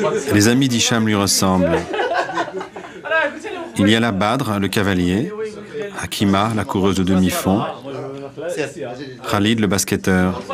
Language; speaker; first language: French; native; French